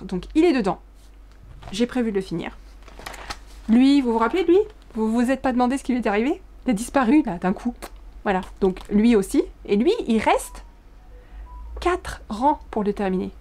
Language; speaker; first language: French; native; French